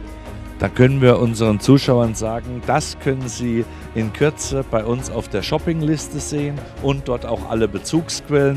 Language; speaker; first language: German; native; German